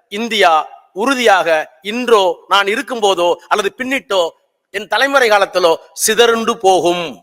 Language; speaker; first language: Tamil; native; Tamil